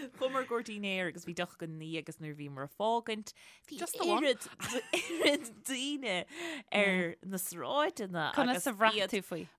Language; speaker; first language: Irish; native; Irish